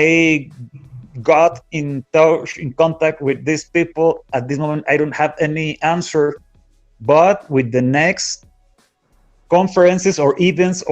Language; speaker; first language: English; non-native, fluent; Spanish